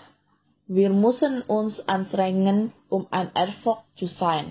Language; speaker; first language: German; non-native, learner; Indonesian